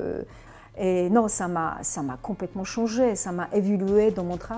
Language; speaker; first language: French; non-native, fluent; Polish